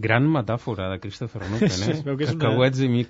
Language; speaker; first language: Catalan; native; Catalan